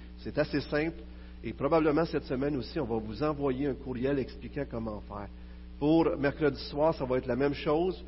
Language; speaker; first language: French; native; French